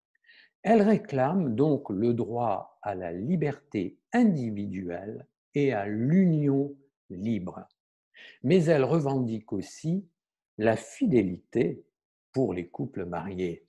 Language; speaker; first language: French; native; French